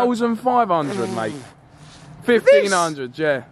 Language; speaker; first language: English; native; English